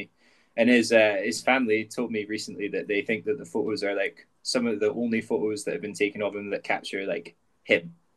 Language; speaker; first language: English; native; English